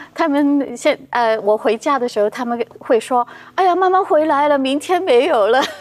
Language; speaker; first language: Chinese; non-native, local second language; Cantonese